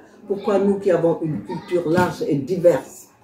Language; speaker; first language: French; non-native, local second language; Wolof